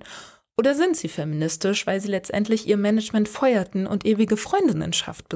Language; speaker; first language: German; native; German